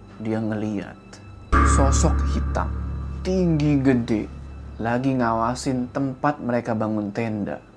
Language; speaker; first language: Indonesian; native; Indonesian